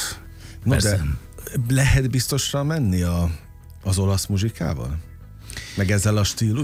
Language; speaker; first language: Hungarian; native; Hungarian